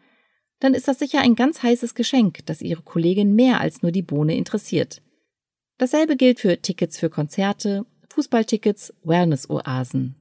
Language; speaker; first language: German; native; German